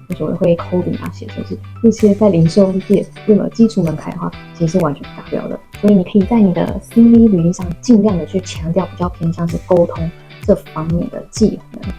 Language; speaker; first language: Chinese; native; Chinese